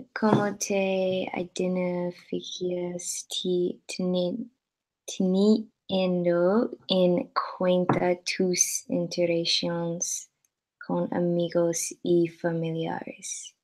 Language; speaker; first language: Spanish; non-native, learner; English